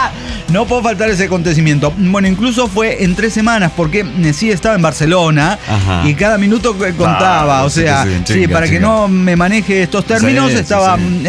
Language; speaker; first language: Spanish; native; Spanish